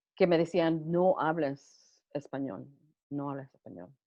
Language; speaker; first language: Spanish; early bilingual, heritage; Spanish